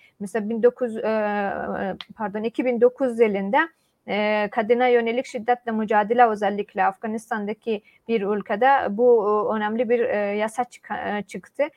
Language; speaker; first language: Turkish; non-native, fluent; Persian